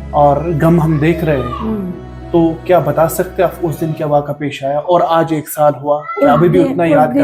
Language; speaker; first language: Hindi; native; Hindi